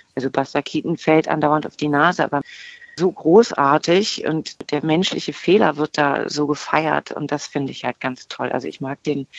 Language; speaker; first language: German; native; German